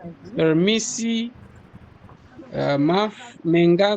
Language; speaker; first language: Indonesian; non-native, learner; Nyanja